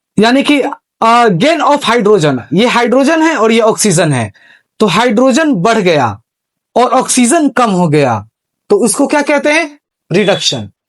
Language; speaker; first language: Hindi; native; Hindi